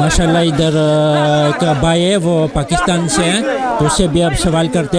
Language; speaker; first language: Hindi; non-native, learner; Gujarati